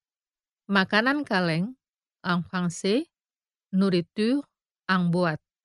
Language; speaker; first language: French; non-native, fluent; Indonesian